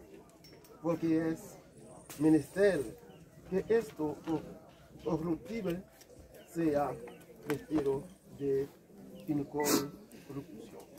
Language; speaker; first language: Spanish; non-native, learner; Haitian Creole